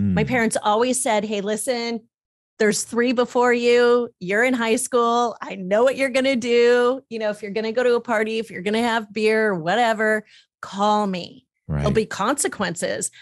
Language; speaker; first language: English; native; English